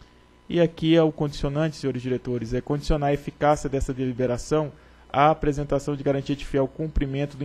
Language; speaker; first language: Portuguese; native; Portuguese